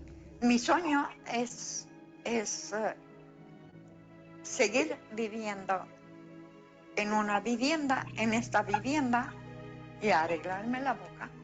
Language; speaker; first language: Spanish; non-native, fluent; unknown